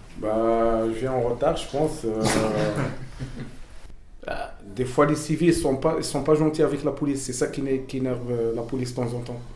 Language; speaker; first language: French; non-native, fluent; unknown